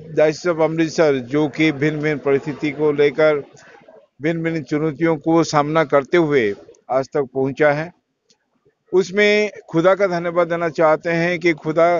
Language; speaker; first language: Hindi; non-native, local second language; Odia